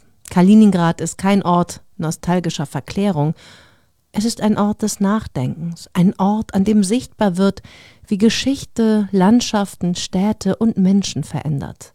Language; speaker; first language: German; native; German